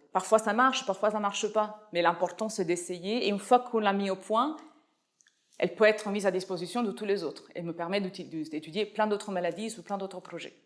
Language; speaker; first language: French; non-native, fluent; Italian